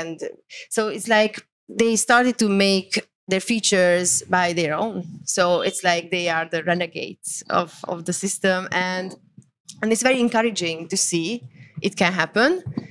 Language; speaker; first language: English; non-native, fluent; Hungarian